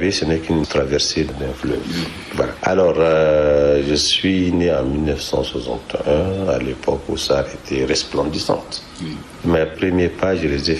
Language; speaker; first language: French; non-native, local second language; Arabic